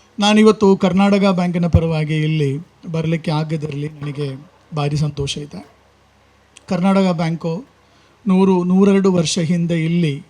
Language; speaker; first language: Kannada; non-native, local second language; Malayalam